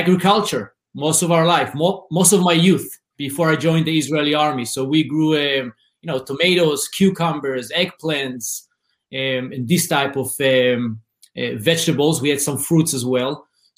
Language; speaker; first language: English; non-native, fluent; Hebrew